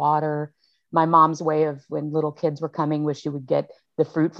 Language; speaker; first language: English; native; English